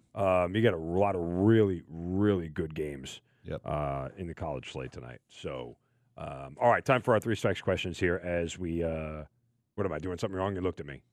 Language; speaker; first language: English; native; English